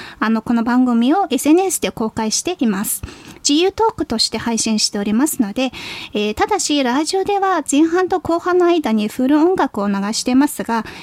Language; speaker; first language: Japanese; non-native, fluent; Mongolian